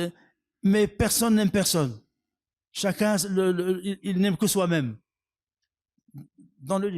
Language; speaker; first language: French; non-native, local second language; Arabic